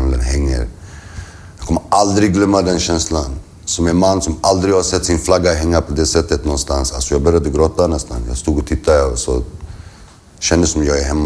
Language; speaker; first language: Swedish; early bilingual, other home language; Kurdish